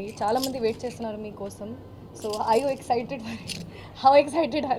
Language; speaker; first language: Telugu; non-native, fluent; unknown